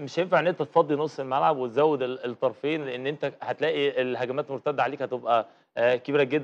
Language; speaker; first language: Arabic; native; Arabic